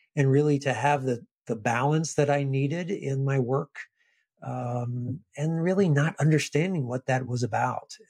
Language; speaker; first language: English; native; English